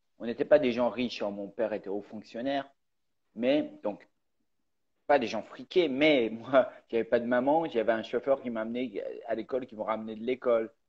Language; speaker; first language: French; early bilingual, other home language; Persian